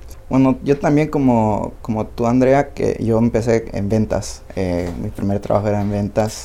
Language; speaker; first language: Spanish; early bilingual, heritage; Spanish